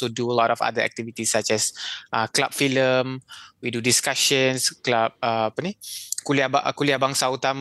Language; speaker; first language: English; non-native, local second language; Malay